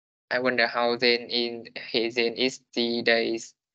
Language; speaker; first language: English; non-native, learner; Vietnamese